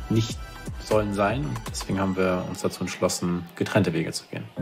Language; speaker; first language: German; native; German